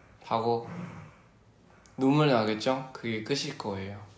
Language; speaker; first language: Korean; early bilingual, other home language; English